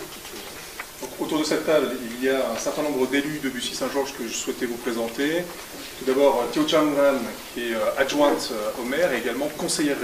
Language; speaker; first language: French; native; French